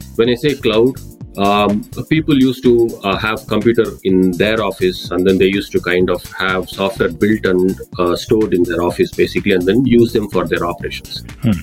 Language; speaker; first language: English; non-native, local second language; Tamil